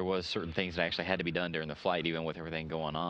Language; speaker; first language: English; native; English